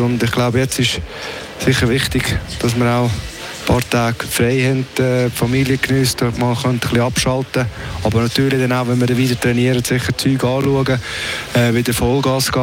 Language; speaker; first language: German; native; German